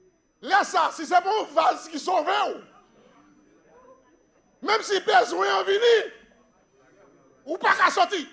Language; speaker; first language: French; non-native, local second language; Haitian Creole